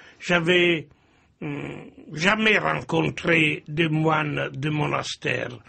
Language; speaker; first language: French; non-native, fluent; Italian